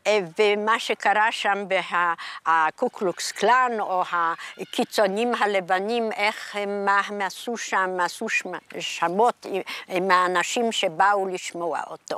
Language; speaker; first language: Hebrew; non-native, fluent; Polish